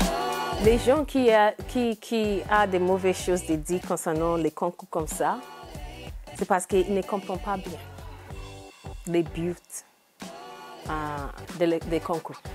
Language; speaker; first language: French; non-native, learner; English